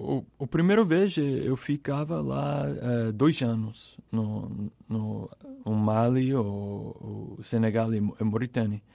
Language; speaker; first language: Portuguese; non-native, learner; English